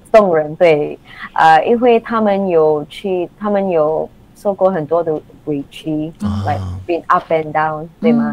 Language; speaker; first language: Chinese; non-native, local second language; English